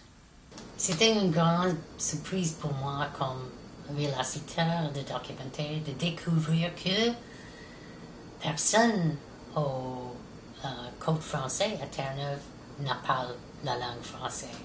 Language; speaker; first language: French; non-native, local second language; English